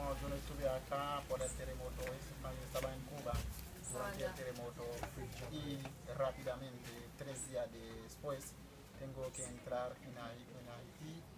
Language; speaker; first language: Spanish; non-native, fluent; Haitian Creole